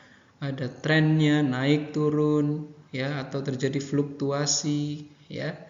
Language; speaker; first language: Indonesian; native; Indonesian